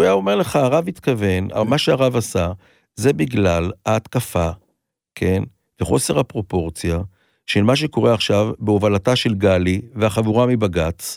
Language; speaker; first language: Hebrew; native; Hebrew